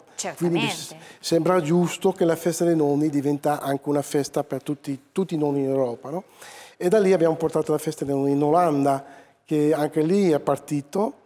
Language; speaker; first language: Italian; non-native, fluent; Dutch